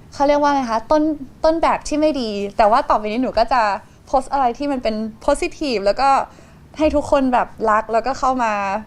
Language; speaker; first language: Thai; native; Thai